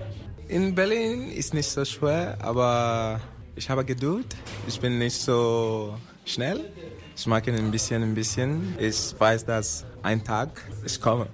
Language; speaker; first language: German; non-native, learner; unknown